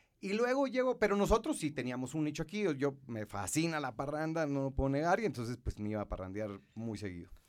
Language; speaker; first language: Spanish; native; Spanish